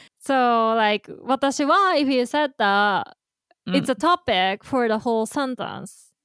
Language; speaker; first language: English; non-native, fluent; Japanese